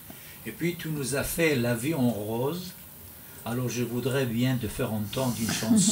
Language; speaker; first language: French; non-native, fluent; Hebrew